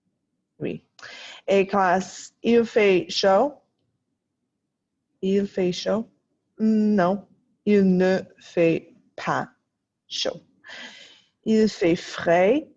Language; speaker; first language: French; non-native, fluent; English